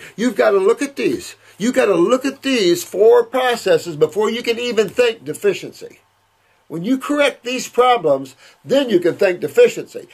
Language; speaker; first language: English; native; English